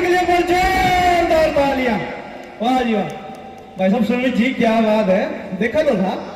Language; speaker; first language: Hindi; native; Hindi